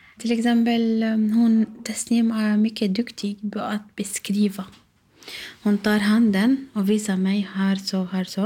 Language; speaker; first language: Swedish; non-native, learner; Arabic